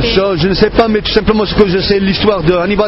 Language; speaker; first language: French; non-native, fluent; Arabic